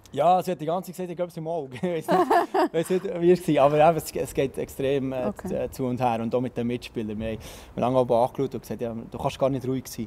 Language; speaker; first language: German; native; German